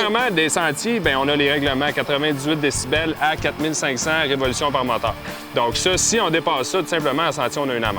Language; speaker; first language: French; native; French